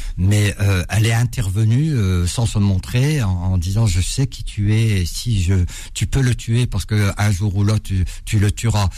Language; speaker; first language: French; early bilingual, other home language; Arabic